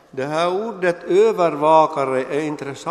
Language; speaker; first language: Swedish; non-native, local second language; Finnish